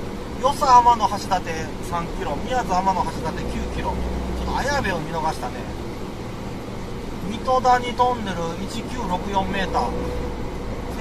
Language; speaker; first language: Japanese; native; Japanese